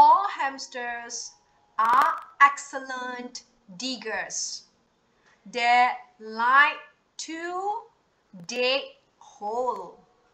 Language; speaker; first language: English; non-native, local second language; Chinese